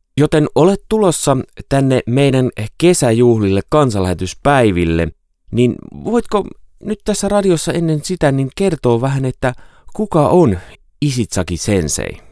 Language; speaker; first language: Finnish; native; Finnish